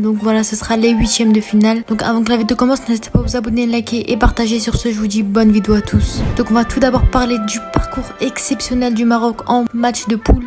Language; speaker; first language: French; native; French